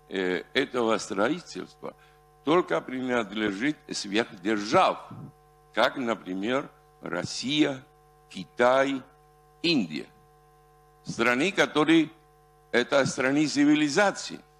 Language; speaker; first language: Russian; non-native, fluent; Spanish